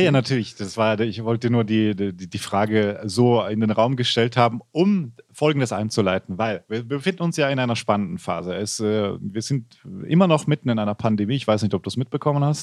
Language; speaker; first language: German; native; German